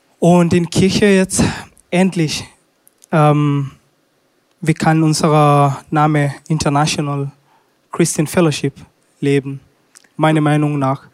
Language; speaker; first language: German; non-native, learner; Swahili